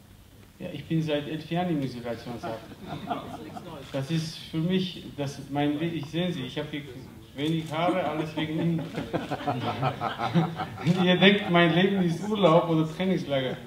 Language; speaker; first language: German; non-native, fluent; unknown